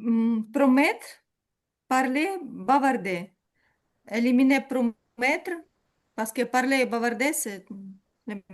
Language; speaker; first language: French; non-native, learner; Ukrainian